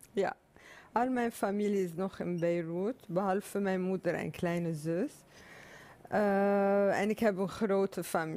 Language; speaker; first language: Dutch; non-native, fluent; Arabic